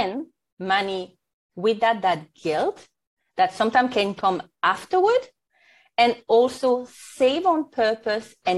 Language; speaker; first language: English; non-native, fluent; French